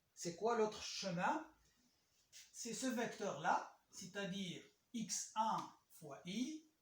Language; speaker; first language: French; non-native, local second language; Arabic